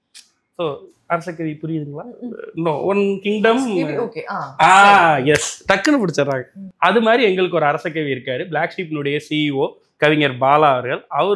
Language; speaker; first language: Tamil; native; Tamil